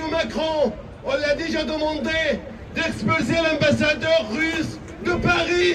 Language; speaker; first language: French; non-native, fluent; Arabic